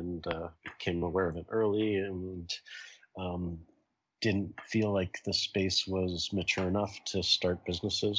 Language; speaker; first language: English; native; English